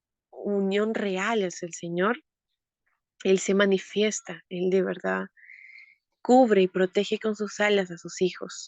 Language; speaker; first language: Spanish; native; Spanish